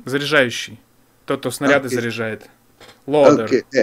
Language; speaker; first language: Russian; native; Russian